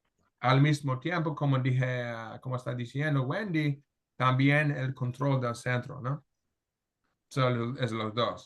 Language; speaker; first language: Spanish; non-native, fluent; English